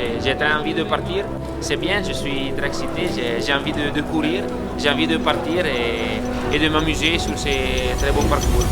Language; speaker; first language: French; non-native, local second language; Italian